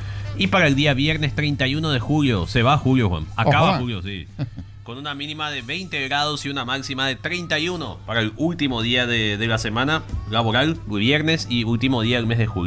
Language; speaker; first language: Spanish; native; Spanish